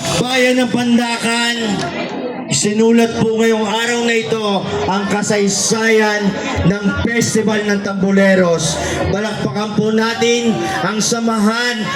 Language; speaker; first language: Filipino; native; Filipino